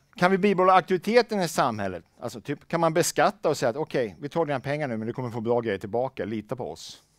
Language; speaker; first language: Swedish; native; Swedish